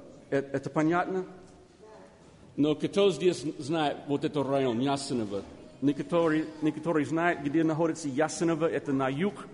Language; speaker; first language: Russian; non-native, learner; English